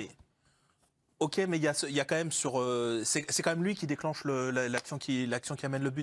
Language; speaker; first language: French; native; French